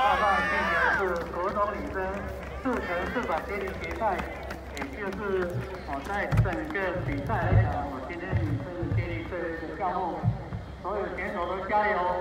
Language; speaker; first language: Chinese; native; Chinese